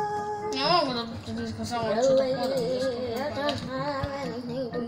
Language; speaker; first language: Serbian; early bilingual, heritage; Serbian